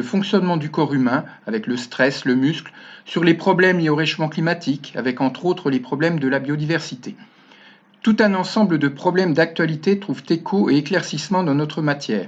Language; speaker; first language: French; native; French